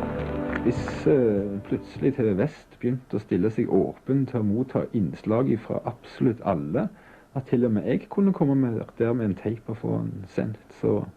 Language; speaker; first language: Norwegian; native; Norwegian